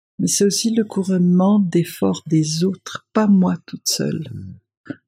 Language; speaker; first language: French; non-native, local second language; Malagasy